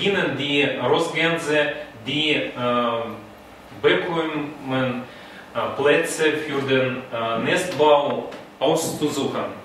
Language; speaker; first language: German; non-native, learner; Russian